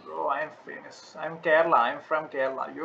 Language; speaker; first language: English; non-native, learner; Malayalam